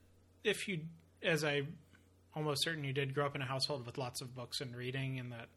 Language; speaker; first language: English; native; English